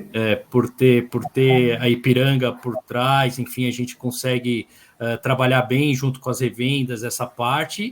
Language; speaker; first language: Portuguese; native; Portuguese